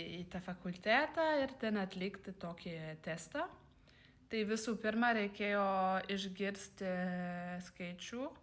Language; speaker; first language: Lithuanian; non-native, learner; German